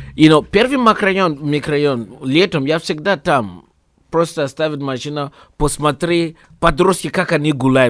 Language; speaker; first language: Russian; non-native, learner; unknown